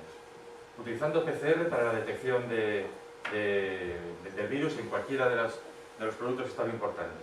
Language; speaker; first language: Spanish; native; Spanish